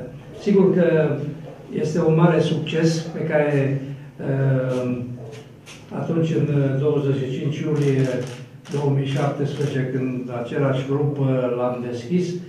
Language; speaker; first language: Romanian; native; Romanian